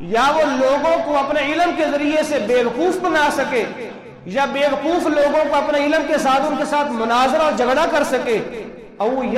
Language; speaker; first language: Urdu; non-native, local second language; Punjabi